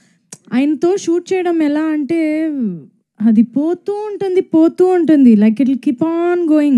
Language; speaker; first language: Telugu; non-native, fluent; Tamil